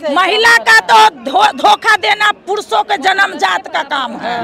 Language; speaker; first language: Hindi; native; Hindi